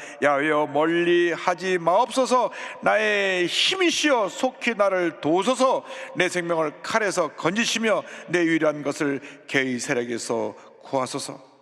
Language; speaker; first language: Korean; native; Korean